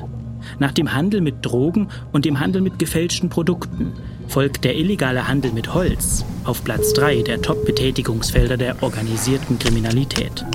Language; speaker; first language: German; native; German